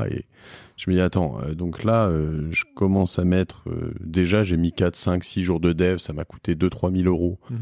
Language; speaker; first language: French; native; French